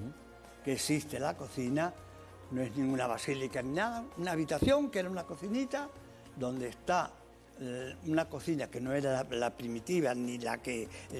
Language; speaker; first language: Spanish; native; Spanish